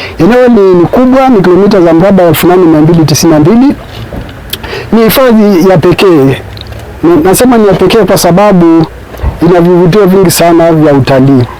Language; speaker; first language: Swahili; non-native, local second language; Masai